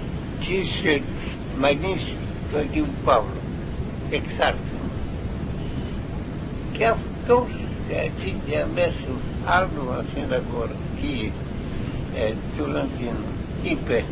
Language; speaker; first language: Greek; non-native, learner; Russian